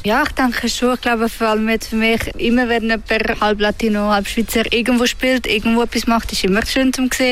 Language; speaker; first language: German; early bilingual, other home language; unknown